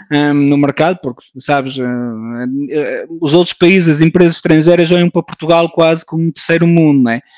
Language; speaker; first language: Portuguese; early bilingual, heritage; Portuguese